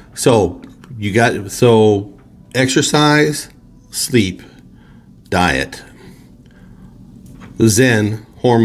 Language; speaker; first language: English; native; English